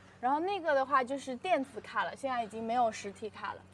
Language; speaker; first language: Chinese; native; Chinese